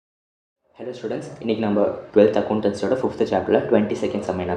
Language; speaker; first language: Tamil; native; Tamil